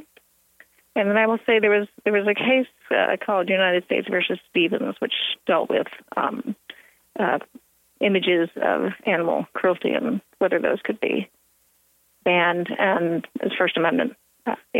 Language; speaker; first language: English; native; English